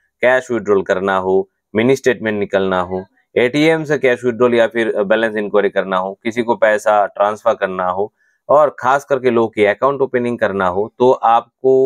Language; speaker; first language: Hindi; non-native, local second language; Bangla